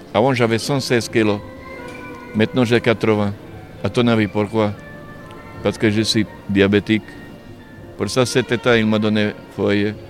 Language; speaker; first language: French; non-native, learner; Serbian